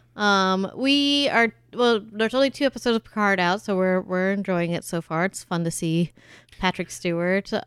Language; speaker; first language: English; early bilingual, other home language; German